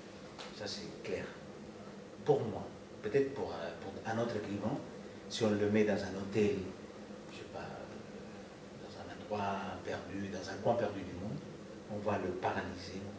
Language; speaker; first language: French; non-native, fluent; Spanish